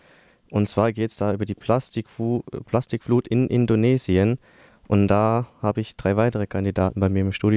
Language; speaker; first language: German; native; German